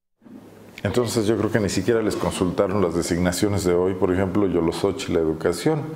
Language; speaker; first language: Spanish; native; Spanish